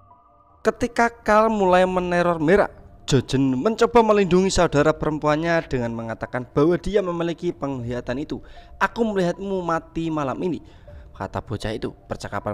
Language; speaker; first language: Indonesian; native; Indonesian